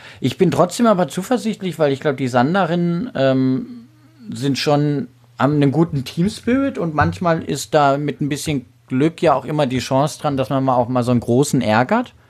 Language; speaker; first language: German; native; German